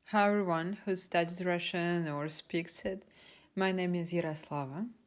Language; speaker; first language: English; non-native, fluent; Russian